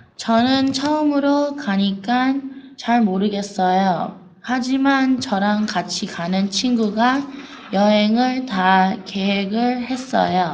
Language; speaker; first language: Korean; non-native, learner; English